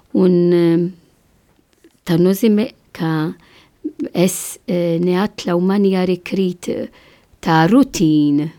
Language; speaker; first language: Latvian; non-native, learner; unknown